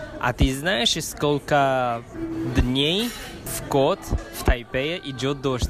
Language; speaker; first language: Russian; non-native, fluent; Chinese